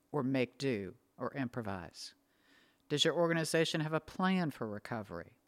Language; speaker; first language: English; native; English